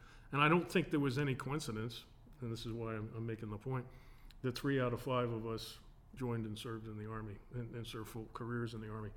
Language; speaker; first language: English; native; English